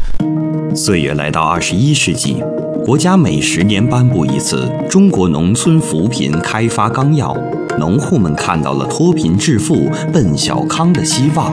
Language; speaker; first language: Chinese; native; Chinese